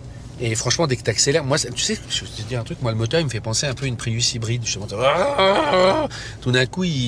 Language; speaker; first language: French; native; French